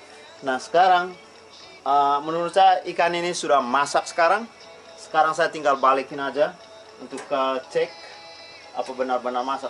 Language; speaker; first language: Indonesian; non-native, local second language; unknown